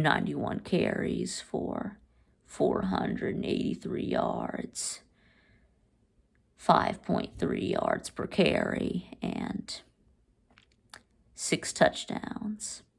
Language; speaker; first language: English; native; English